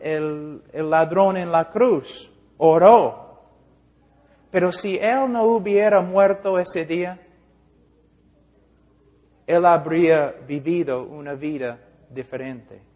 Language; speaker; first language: Spanish; non-native, fluent; English